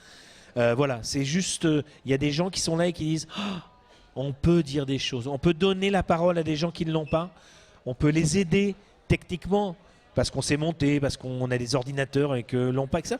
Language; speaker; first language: French; native; French